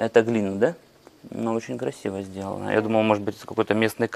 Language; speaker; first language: Russian; native; Russian